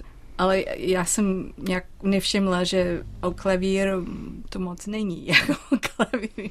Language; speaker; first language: Czech; non-native, fluent; English